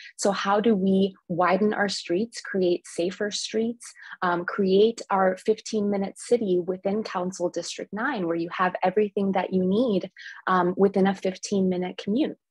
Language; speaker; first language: English; early bilingual, other home language; Spanish